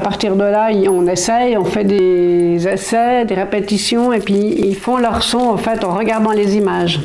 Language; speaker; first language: French; native; French